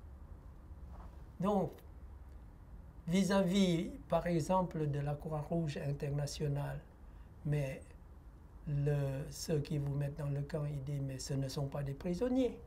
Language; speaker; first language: French; non-native, fluent; Lao